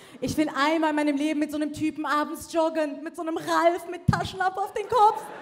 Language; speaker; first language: German; early bilingual, other home language; Persian